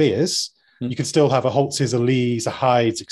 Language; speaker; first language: English; native; English